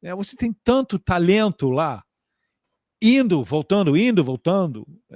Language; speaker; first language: Portuguese; non-native, fluent; English